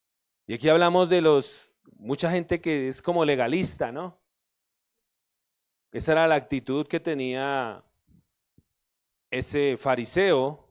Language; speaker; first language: Spanish; native; Spanish